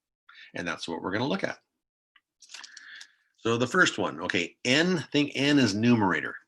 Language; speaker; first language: English; native; English